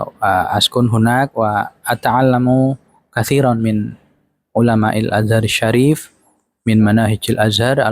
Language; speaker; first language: Arabic; non-native, learner; Javanese